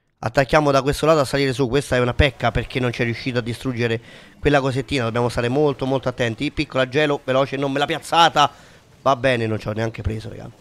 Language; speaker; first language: Italian; native; Italian